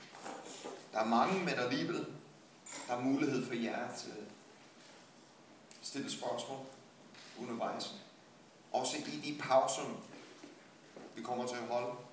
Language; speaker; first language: Danish; non-native, fluent; English